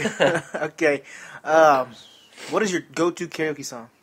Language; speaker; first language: English; native; English